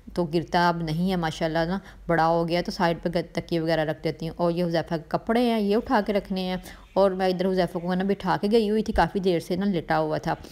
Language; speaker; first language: Urdu; non-native, local second language; Punjabi